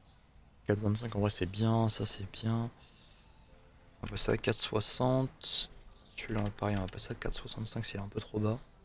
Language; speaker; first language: French; native; French